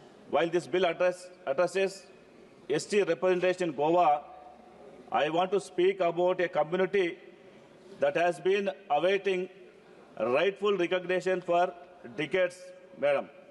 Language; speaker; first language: English; non-native, local second language; Telugu